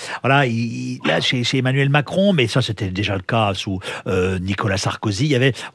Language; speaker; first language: French; native; French